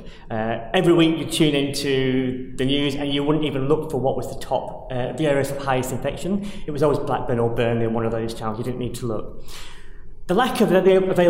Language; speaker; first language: English; native; English